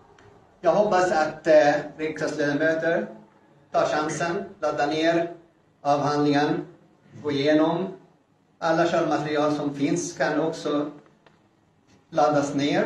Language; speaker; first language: Swedish; non-native, fluent; Arabic